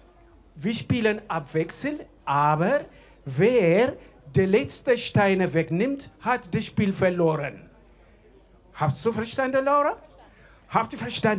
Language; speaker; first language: German; non-native, fluent; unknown